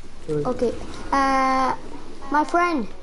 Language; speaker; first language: English; non-native, learner; French